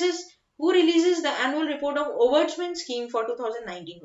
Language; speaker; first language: English; non-native, local second language; Hindi